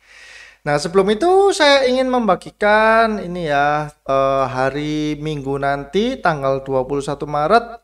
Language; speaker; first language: Indonesian; native; Indonesian